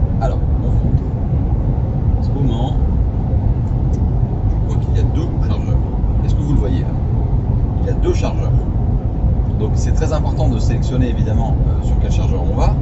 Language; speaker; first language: French; native; French